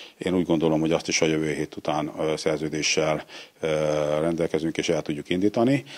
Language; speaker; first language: Hungarian; native; Hungarian